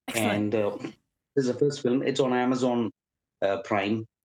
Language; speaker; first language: English; non-native, local second language; Malayalam